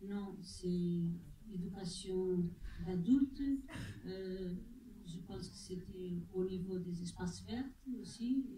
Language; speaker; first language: French; non-native, fluent; Portuguese